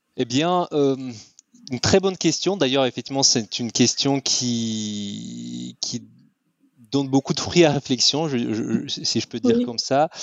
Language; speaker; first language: French; non-native, fluent; Russian